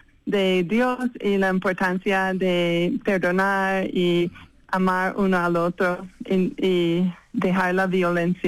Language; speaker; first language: Spanish; non-native, fluent; English